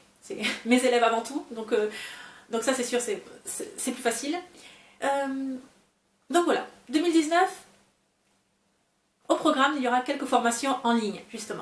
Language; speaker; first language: French; native; French